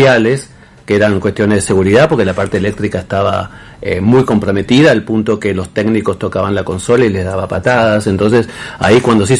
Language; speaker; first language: Spanish; native; Spanish